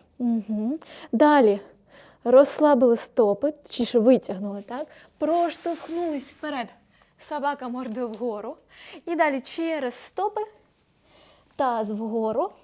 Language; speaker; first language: Ukrainian; non-native, local second language; Russian